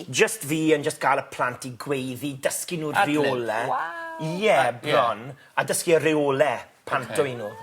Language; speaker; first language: Welsh; native; Welsh